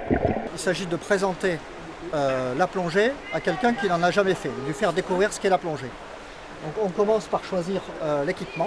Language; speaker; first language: French; native; French